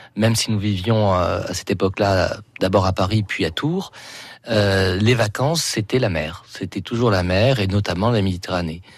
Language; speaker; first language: French; native; French